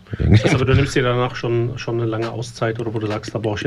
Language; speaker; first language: German; native; German